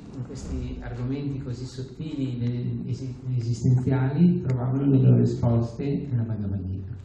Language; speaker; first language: Italian; native; Italian